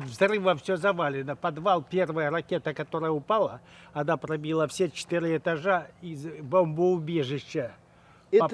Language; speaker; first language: Russian; native; Russian